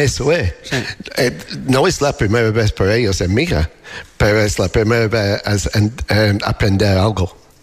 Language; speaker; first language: Spanish; non-native, learner; English